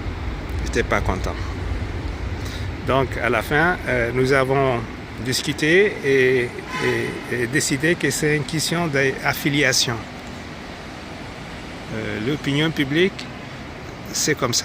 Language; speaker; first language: French; non-native, fluent; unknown